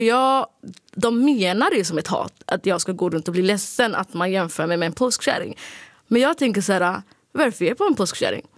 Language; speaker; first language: Swedish; early bilingual, other home language; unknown